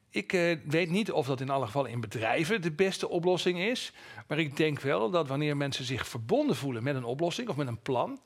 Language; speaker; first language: Dutch; native; Dutch